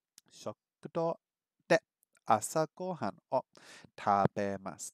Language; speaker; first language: Japanese; non-native, learner; English